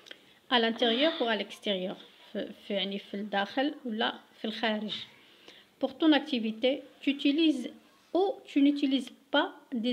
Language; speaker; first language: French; non-native, local second language; Arabic